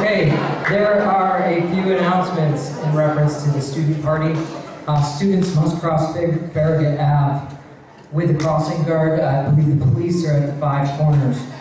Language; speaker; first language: English; native; English